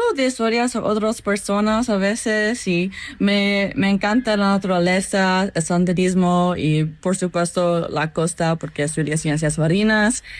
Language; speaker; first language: Spanish; non-native, fluent; English